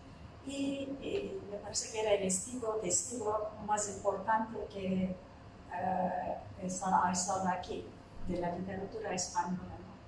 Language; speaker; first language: Spanish; non-native, fluent; Turkish